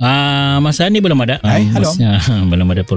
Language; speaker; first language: Malay; native; Malay